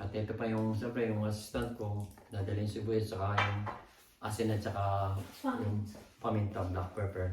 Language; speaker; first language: Filipino; native; Filipino